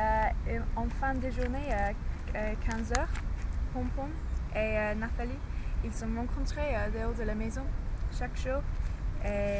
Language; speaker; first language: French; non-native, learner; English